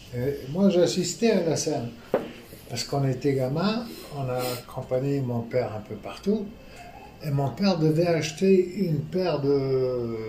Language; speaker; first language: French; non-native, local second language; Arabic